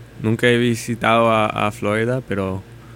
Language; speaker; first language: Spanish; non-native, learner; English